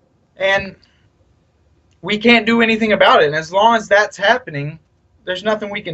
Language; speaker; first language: English; native; English